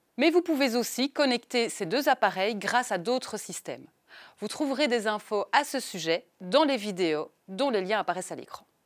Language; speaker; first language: French; native; French